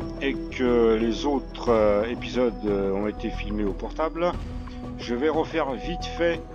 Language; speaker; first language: French; native; French